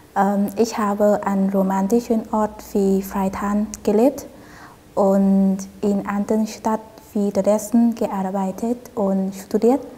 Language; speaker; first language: German; non-native, learner; Vietnamese